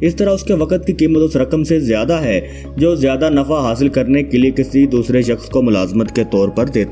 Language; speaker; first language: Urdu; native; Urdu